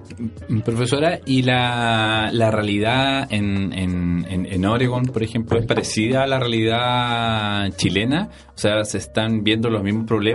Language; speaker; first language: Spanish; native; Spanish